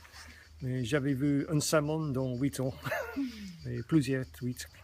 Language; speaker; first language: French; non-native, learner; English